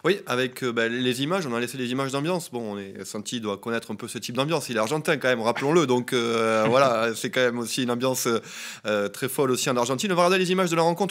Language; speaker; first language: French; native; French